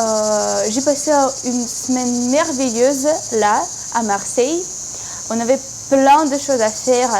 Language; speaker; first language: French; non-native, fluent; Ukrainian